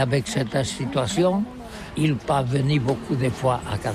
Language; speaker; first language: French; non-native, learner; Catalan